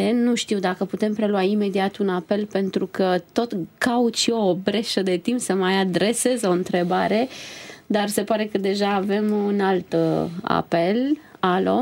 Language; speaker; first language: Romanian; native; Romanian